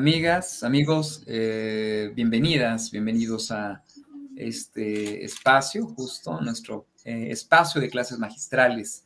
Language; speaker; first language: Spanish; native; Spanish